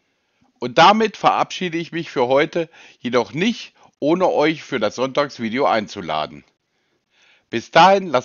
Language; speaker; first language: German; native; German